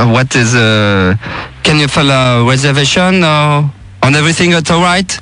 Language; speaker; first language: English; non-native, learner; French